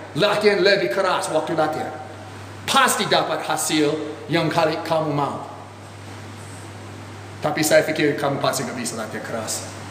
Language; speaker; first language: Indonesian; non-native, fluent; English